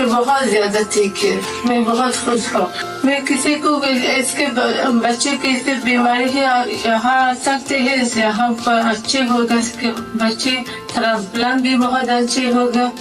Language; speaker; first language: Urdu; non-native, learner; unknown